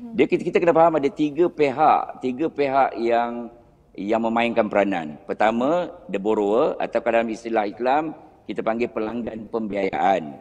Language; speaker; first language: Malay; native; Malay